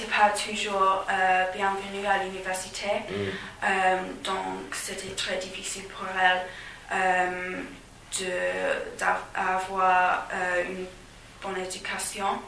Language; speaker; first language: French; non-native, fluent; English